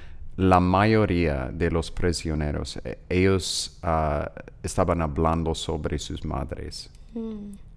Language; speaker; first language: Spanish; non-native, learner; English